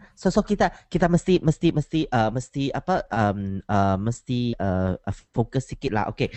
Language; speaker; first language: Malay; non-native, local second language; Chinese